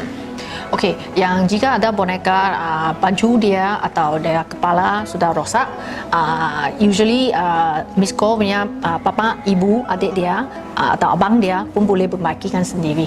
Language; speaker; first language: Indonesian; non-native, local second language; Chinese